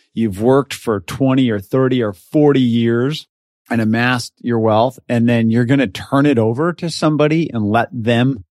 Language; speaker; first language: English; native; English